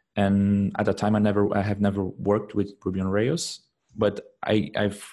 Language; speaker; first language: English; non-native, fluent; Portuguese